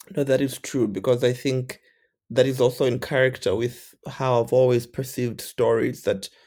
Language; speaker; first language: English; non-native, local second language; Bemba